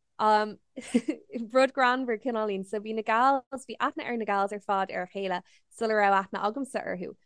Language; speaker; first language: Irish; non-native, local second language; English